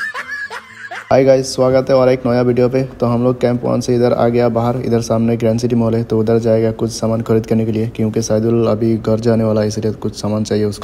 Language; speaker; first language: Hindi; non-native, learner; Bangla